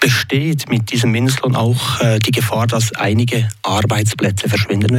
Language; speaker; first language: German; native; German